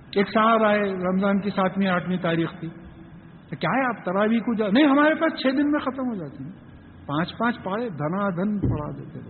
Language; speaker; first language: Urdu; native; Urdu